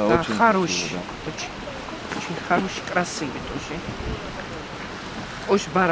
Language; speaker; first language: Russian; non-native, learner; Georgian